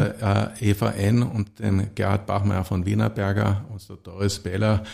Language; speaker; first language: German; native; German